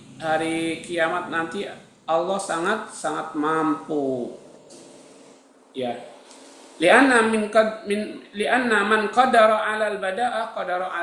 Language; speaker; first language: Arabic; non-native, fluent; Indonesian